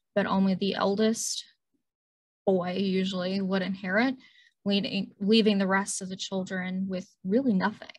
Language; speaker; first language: English; native; English